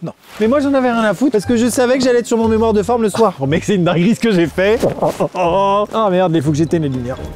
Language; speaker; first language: French; native; French